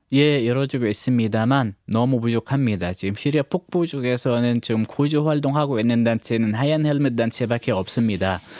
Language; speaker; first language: Korean; non-native, fluent; Arabic